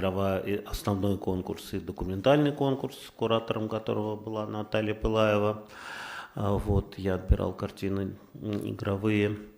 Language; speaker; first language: Russian; native; Russian